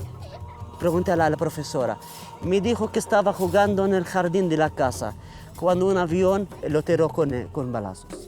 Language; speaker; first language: Spanish; non-native, fluent; Arabic